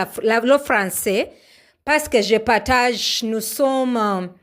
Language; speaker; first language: French; non-native, learner; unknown